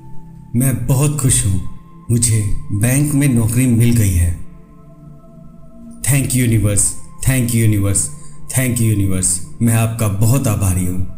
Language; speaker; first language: Hindi; native; Hindi